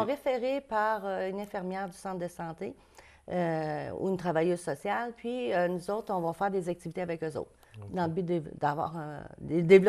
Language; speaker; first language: French; native; French